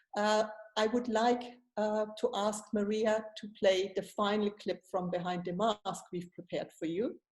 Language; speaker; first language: English; non-native, fluent; German